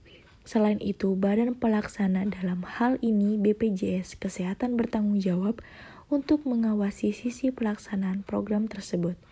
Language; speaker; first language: Indonesian; native; Indonesian